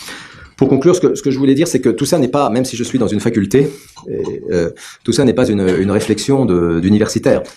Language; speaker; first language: French; native; French